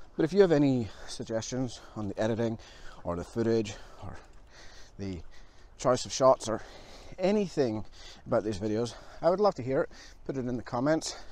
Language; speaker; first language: English; native; English